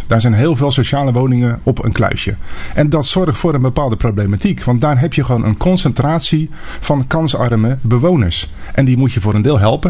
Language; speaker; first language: Dutch; native; Dutch